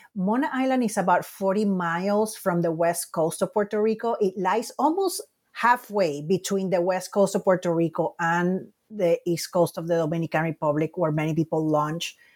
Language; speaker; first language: English; non-native, fluent; Spanish